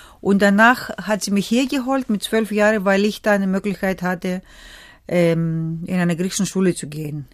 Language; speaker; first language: German; early bilingual, other home language; Greek